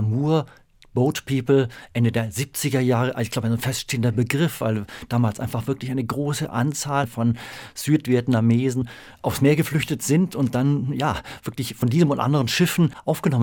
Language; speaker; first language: German; native; German